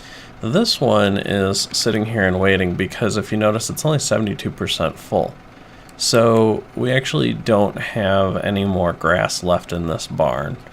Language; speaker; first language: English; native; English